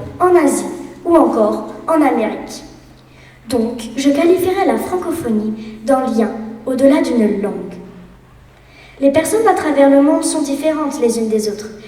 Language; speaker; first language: French; native; French